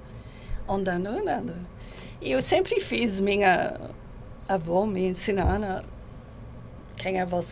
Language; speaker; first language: Portuguese; non-native, learner; English